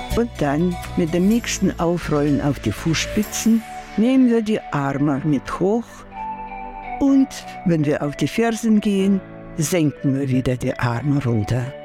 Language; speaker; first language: German; non-native, fluent; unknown